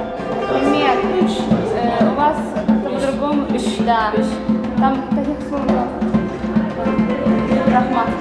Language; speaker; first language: Russian; non-native, fluent; Azerbaijani